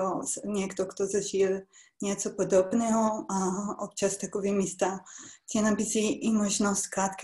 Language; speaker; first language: Czech; non-native, fluent; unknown